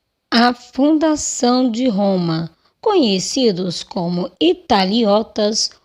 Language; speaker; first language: Portuguese; native; Portuguese